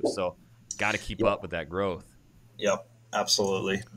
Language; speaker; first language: English; native; English